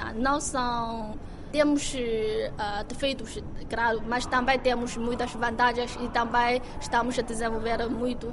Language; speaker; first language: Portuguese; non-native, fluent; Chinese